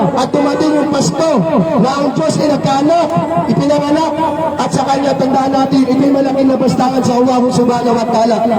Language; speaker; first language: Filipino; native; Filipino